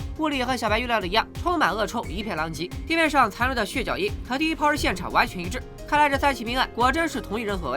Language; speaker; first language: Chinese; native; Chinese